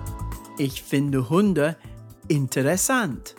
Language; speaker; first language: German; non-native, fluent; English